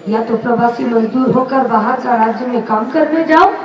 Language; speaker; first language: Hindi; non-native, local second language; Bangla